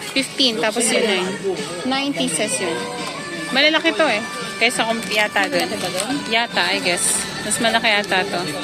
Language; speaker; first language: Filipino; native; Filipino